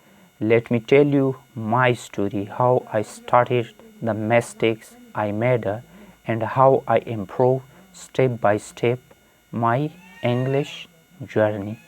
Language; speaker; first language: English; non-native, fluent; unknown